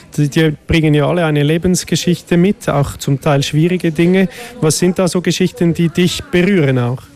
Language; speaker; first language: German; native; German